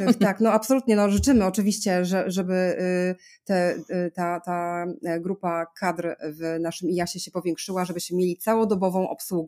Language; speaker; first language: Polish; native; Polish